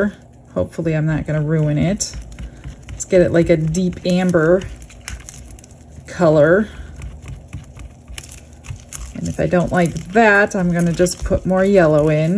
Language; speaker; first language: English; native; English